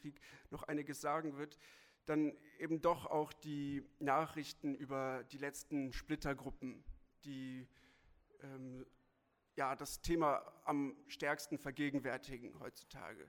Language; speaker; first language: German; native; German